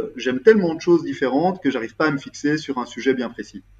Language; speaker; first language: French; native; French